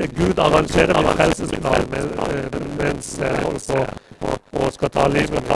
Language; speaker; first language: Norwegian; non-native, fluent; Persian